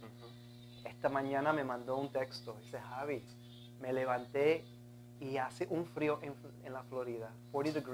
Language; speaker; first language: Spanish; early bilingual, heritage; Spanish